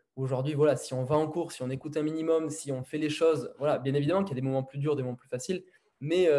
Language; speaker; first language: French; native; French